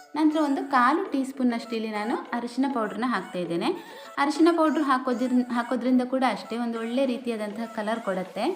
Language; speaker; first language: Kannada; non-native, local second language; Tulu